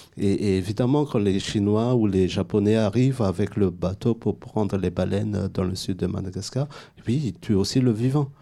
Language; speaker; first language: French; non-native, local second language; Malagasy